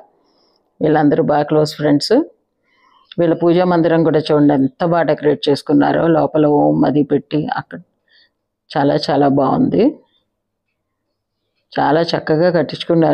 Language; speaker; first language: Telugu; native; Telugu